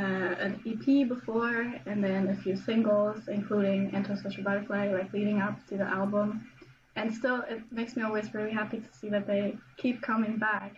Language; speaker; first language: English; non-native, fluent; German